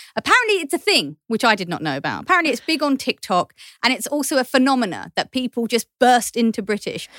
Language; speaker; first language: English; native; English